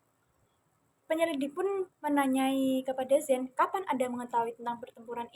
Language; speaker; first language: Indonesian; native; Indonesian